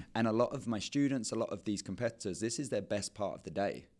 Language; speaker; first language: English; native; English